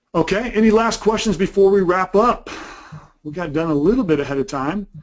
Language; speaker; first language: English; native; English